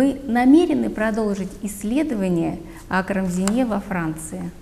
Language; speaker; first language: Russian; native; Russian